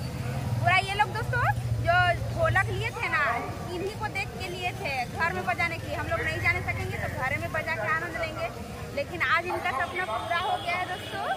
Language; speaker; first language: Hindi; native; Hindi